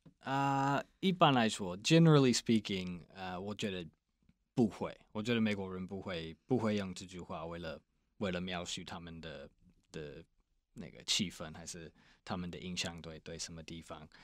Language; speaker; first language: Chinese; non-native, fluent; English